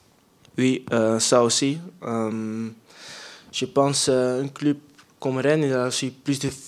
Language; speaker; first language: French; non-native, learner; Dutch